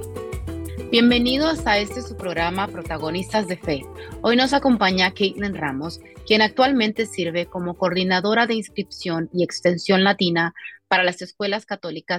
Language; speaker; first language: Spanish; native; Spanish